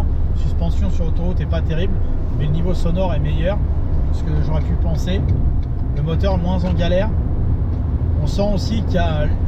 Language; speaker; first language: French; native; French